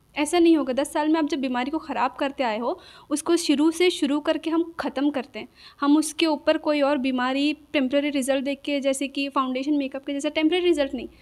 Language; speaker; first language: Hindi; non-native, local second language; Urdu